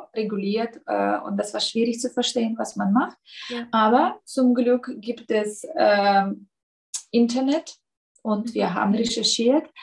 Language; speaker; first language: German; non-native, fluent; Russian